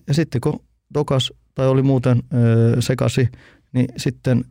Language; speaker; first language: Finnish; early bilingual, heritage; Finnish